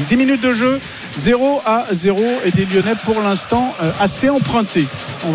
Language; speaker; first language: French; native; French